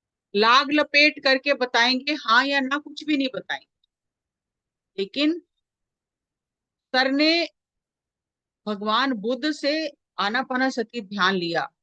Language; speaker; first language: Hindi; native; Hindi